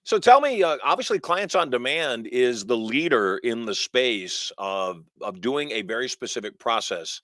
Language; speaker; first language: English; native; English